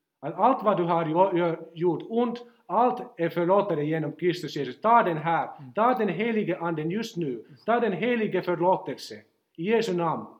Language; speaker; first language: Swedish; non-native, local second language; Finnish